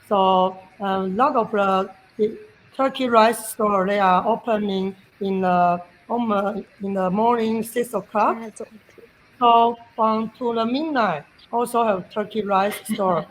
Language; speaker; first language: English; non-native, learner; Chinese